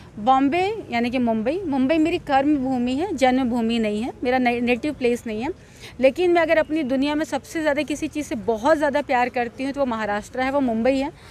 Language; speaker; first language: Hindi; native; Hindi